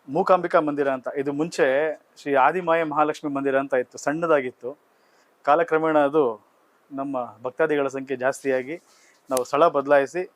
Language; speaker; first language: Kannada; native; Kannada